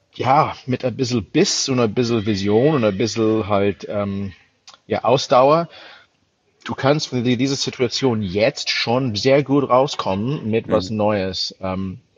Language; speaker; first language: German; non-native, fluent; English